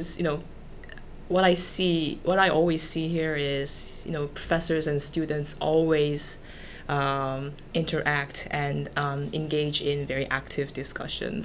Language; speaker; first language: English; non-native, fluent; Korean